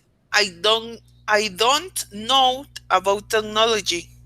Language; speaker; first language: English; non-native, learner; Spanish